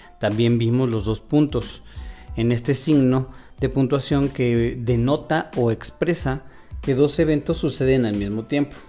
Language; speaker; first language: Spanish; native; Spanish